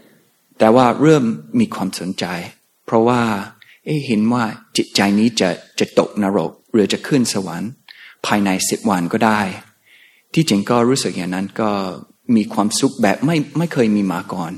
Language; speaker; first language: Thai; non-native, fluent; English